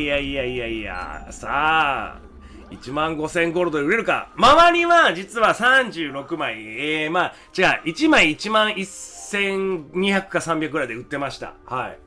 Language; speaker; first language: Japanese; native; Japanese